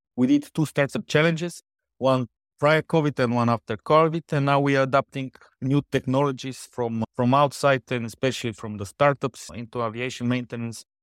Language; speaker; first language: English; non-native, fluent; Bulgarian